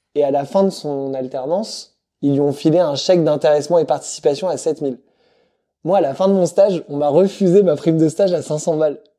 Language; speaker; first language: French; native; French